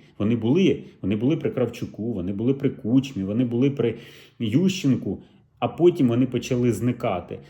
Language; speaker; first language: Ukrainian; native; Ukrainian